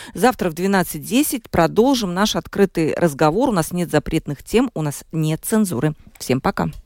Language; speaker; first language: Russian; native; Russian